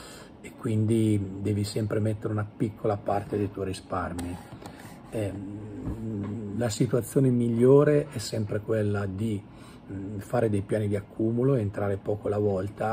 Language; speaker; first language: Italian; native; Italian